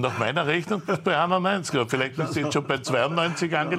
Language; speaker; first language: German; native; German